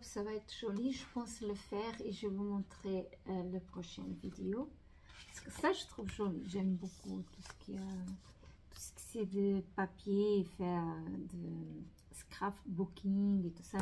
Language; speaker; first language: French; non-native, fluent; Portuguese